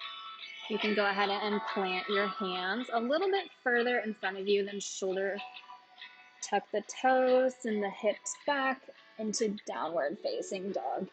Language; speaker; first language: English; native; English